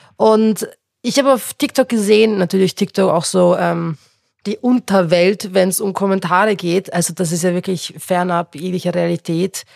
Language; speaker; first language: German; non-native, local second language; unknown